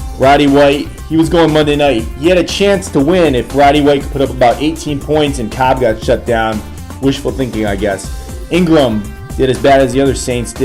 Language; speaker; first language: English; native; English